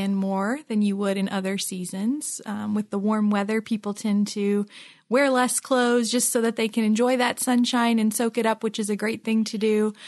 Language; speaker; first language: English; non-native, local second language; Filipino